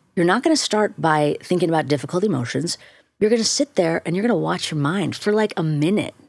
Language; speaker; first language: English; native; English